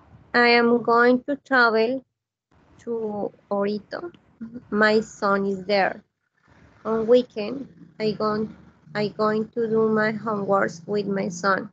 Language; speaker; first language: English; non-native, learner; Spanish